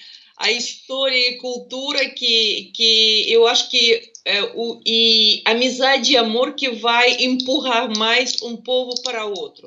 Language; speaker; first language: Portuguese; non-native, fluent; Russian